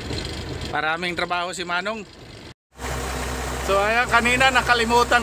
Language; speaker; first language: Filipino; native; Filipino